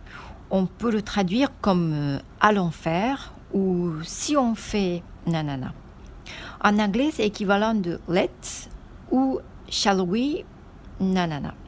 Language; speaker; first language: French; non-native, fluent; Japanese